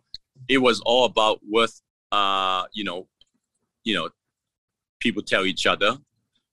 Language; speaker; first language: English; non-native, local second language; Cantonese